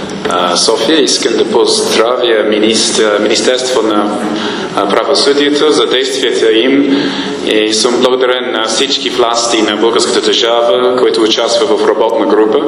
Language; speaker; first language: Bulgarian; non-native, fluent; English